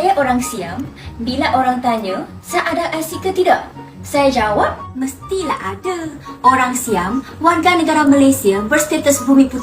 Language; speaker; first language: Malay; non-native, local second language; Thai